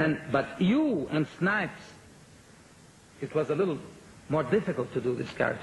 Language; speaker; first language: English; non-native, fluent; Portuguese